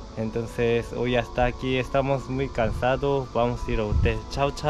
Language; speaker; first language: Spanish; non-native, learner; Korean